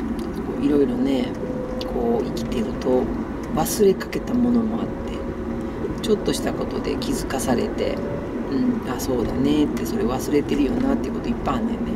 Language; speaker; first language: Japanese; native; Japanese